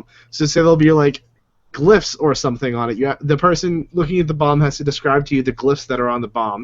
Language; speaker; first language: English; native; English